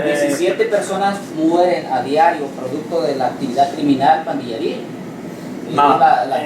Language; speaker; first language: Spanish; native; Spanish